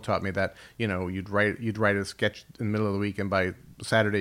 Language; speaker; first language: English; native; English